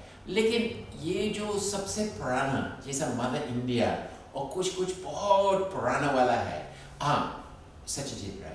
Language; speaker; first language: Hindi; non-native, fluent; English